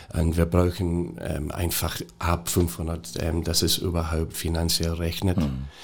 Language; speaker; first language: German; non-native, fluent; English